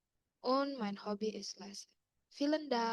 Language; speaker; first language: German; non-native, learner; Indonesian